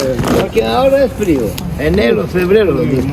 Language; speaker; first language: Spanish; non-native, learner; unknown